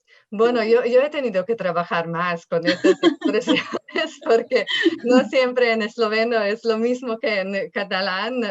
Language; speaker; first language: Spanish; non-native, fluent; Slovenian